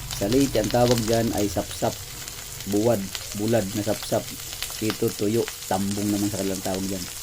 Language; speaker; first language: Filipino; non-native, local second language; Cebuano